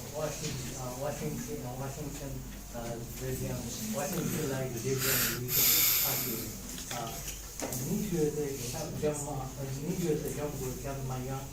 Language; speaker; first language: Chinese; non-native, learner; Bangla